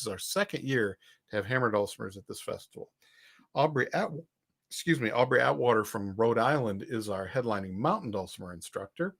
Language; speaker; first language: English; native; English